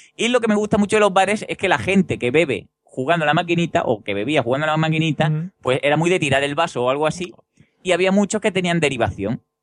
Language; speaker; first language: Spanish; native; Spanish